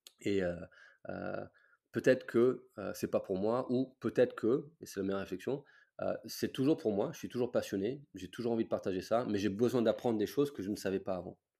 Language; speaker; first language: French; non-native, fluent; English